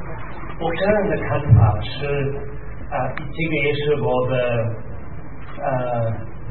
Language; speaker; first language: Chinese; non-native, fluent; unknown